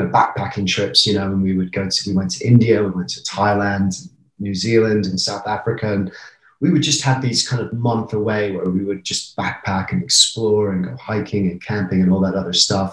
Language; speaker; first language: English; native; English